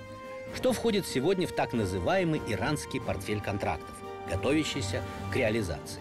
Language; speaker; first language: Russian; native; Russian